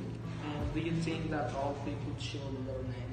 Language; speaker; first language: English; non-native, learner; Spanish